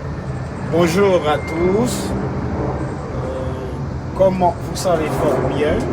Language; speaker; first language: French; non-native, local second language; Haitian Creole